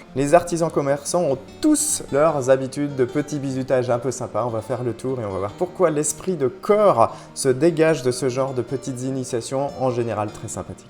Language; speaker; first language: French; native; French